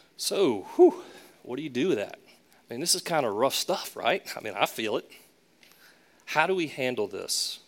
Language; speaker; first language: English; native; English